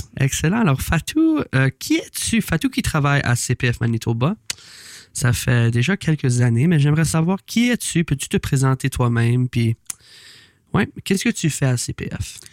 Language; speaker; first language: French; native; French